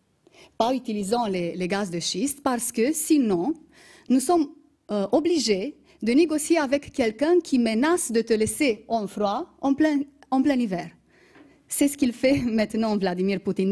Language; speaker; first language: French; non-native, fluent; Romanian